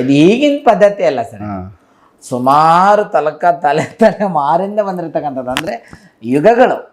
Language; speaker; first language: Kannada; native; Kannada